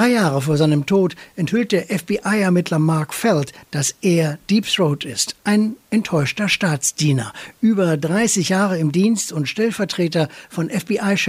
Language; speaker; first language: German; native; German